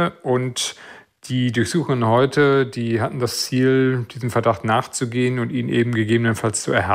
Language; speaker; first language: German; native; German